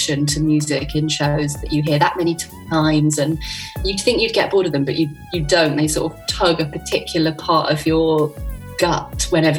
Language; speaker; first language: English; native; English